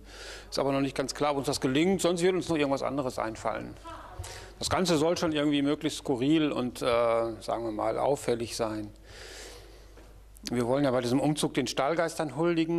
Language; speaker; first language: German; native; German